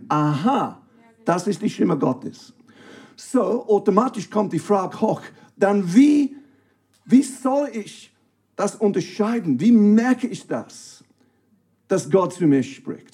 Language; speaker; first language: German; non-native, fluent; English